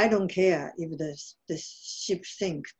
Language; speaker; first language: English; non-native, fluent; Chinese